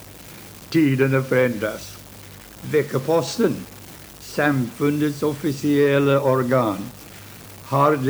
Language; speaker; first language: Swedish; early bilingual, heritage; Swedish